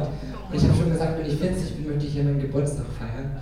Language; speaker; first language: German; native; German